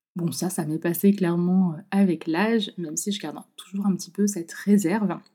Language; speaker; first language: French; native; French